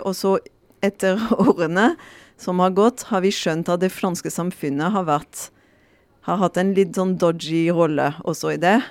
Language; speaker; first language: Norwegian; non-native, fluent; French